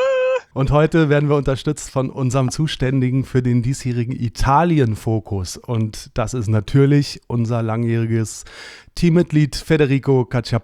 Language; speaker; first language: German; native; German